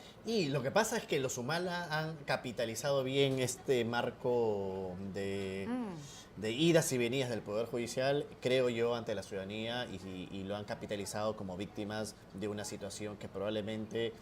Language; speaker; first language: Spanish; native; Spanish